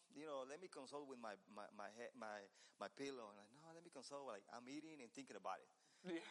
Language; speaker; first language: English; non-native, learner; Spanish